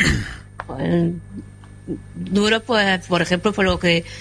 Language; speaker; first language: Spanish; non-native, fluent; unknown